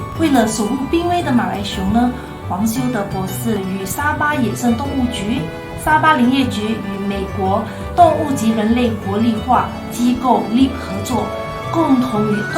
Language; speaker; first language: Chinese; native; Chinese